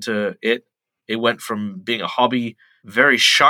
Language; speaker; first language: English; native; English